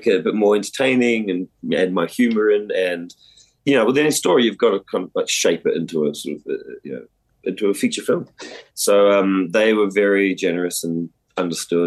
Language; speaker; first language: English; native; English